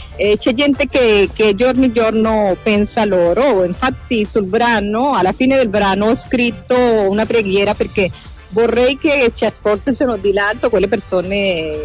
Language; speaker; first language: Italian; non-native, fluent; Spanish